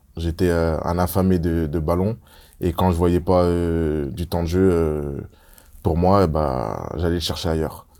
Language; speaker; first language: French; early bilingual, other home language; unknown